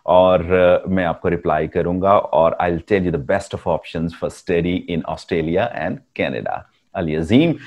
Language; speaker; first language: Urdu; non-native, local second language; Punjabi